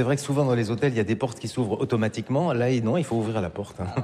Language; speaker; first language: French; native; French